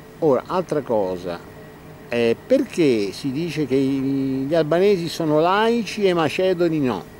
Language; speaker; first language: Italian; native; Italian